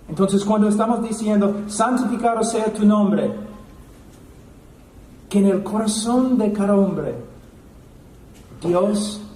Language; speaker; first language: Spanish; non-native, fluent; English